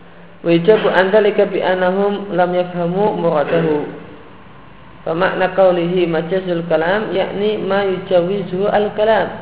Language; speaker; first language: Arabic; non-native, fluent; Indonesian